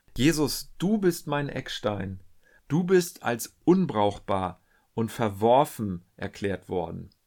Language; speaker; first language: German; native; German